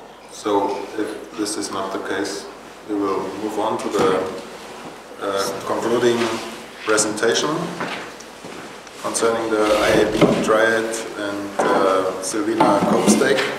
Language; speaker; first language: English; non-native, fluent; German